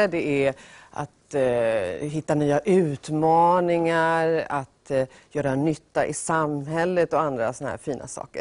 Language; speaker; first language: Swedish; native; Swedish